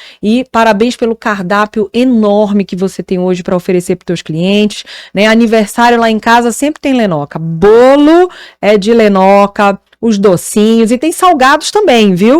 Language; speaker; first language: Portuguese; native; Portuguese